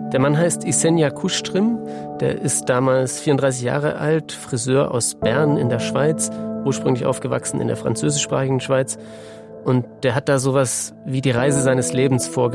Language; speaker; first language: German; native; German